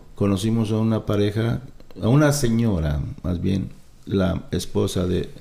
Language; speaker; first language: Spanish; native; Spanish